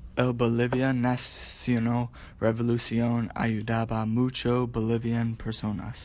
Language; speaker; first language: Spanish; non-native, learner; English